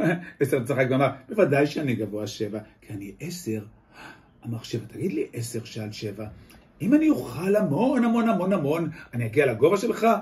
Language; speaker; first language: Hebrew; native; Hebrew